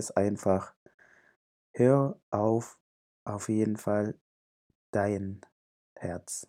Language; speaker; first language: German; non-native, fluent; Indonesian